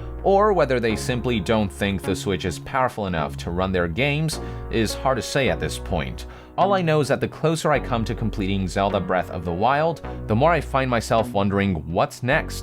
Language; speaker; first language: English; native; English